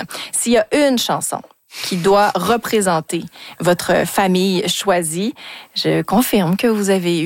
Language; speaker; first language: French; native; French